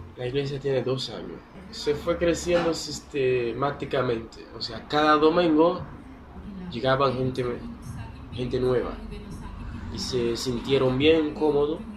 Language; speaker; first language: Spanish; non-native, fluent; Haitian Creole